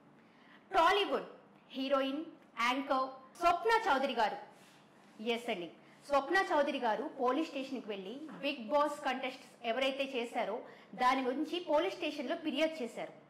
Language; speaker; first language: Telugu; native; Telugu